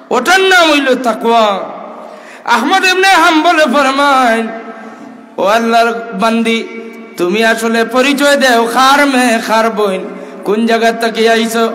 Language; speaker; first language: Bangla; non-native, local second language; Sylheti